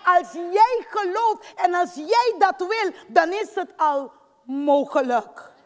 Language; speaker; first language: Dutch; non-native, fluent; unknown